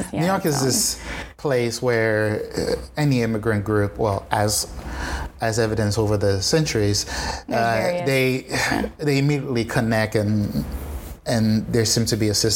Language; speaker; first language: English; non-native, fluent; Haitian Creole